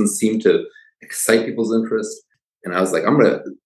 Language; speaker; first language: English; early bilingual, other home language; Polish